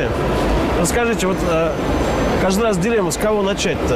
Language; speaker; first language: Russian; native; Russian